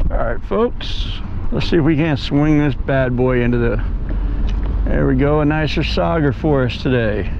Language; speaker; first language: English; native; English